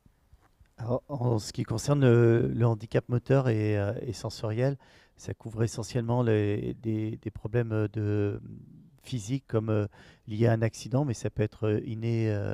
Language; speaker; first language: French; native; French